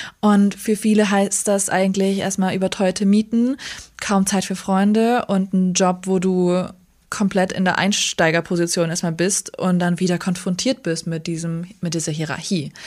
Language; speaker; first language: German; early bilingual, other home language; Kurdish